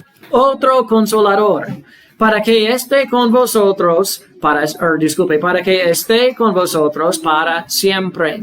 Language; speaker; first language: Spanish; non-native, fluent; English